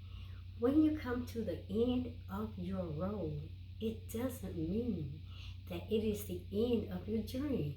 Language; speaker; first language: English; native; English